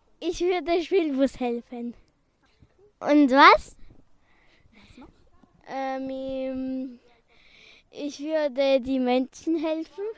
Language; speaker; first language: German; early bilingual, other home language; Romanian